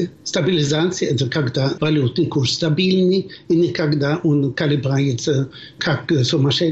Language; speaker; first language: Russian; non-native, fluent; Swedish